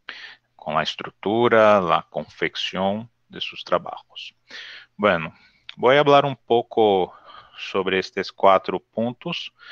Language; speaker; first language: Spanish; non-native, learner; Portuguese